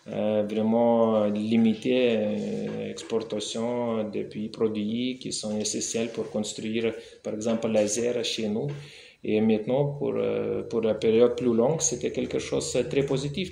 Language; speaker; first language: French; non-native, fluent; Lithuanian